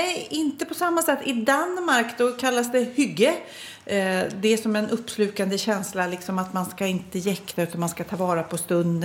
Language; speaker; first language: Swedish; native; Swedish